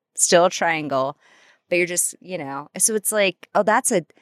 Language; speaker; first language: English; native; English